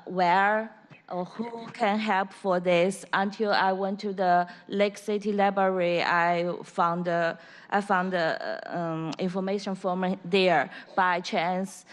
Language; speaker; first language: English; non-native, learner; Chinese